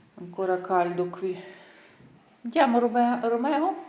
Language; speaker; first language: Italian; non-native, learner; Ukrainian